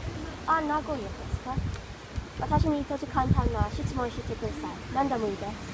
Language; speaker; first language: Japanese; non-native, learner; English